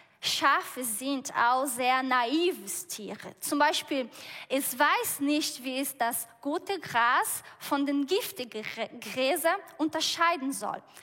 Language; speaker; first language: German; non-native, fluent; Portuguese